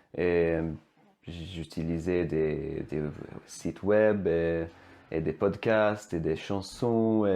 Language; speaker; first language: French; non-native, fluent; Swedish